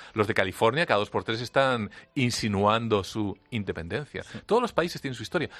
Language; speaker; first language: Spanish; early bilingual, heritage; Spanish